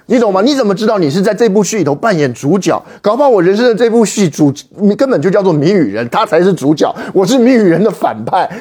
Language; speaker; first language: Chinese; native; Chinese